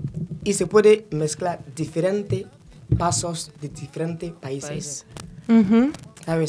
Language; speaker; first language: Spanish; non-native, fluent; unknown